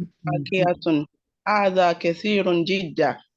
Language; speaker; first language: Arabic; non-native, learner; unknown